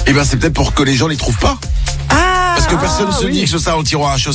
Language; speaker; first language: French; native; French